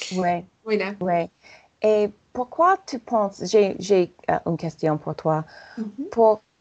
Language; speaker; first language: French; non-native, fluent; English